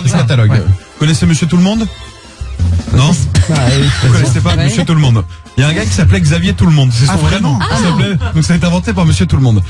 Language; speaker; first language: French; native; French